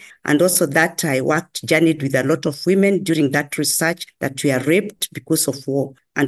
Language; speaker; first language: English; non-native, local second language; Kikuyu